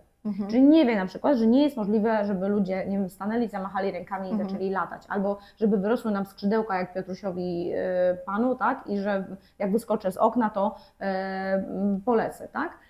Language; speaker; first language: Polish; native; Polish